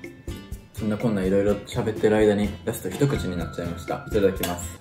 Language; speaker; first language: Japanese; native; Japanese